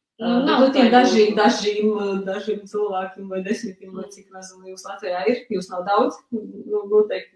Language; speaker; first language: Latvian; early bilingual, other home language; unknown